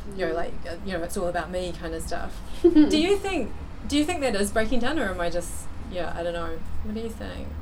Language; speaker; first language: English; native; English